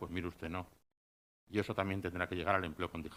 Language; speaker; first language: Spanish; native; Spanish